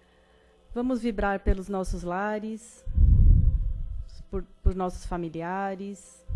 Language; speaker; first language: Portuguese; native; Portuguese